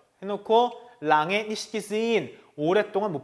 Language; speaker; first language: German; non-native, fluent; Korean